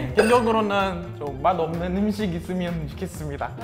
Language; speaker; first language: Korean; non-native, learner; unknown